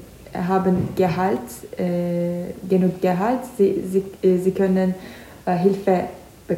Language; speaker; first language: German; non-native, learner; Turkish